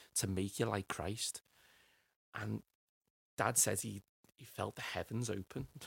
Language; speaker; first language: English; native; English